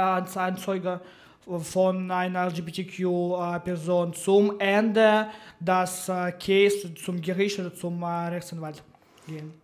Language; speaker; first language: German; non-native, learner; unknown